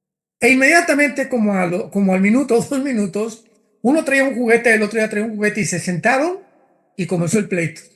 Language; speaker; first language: Spanish; native; Spanish